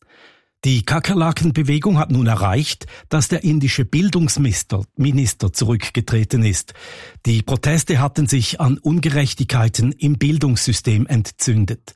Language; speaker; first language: German; native; German